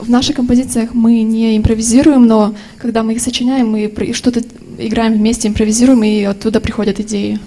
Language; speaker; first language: Russian; native; Russian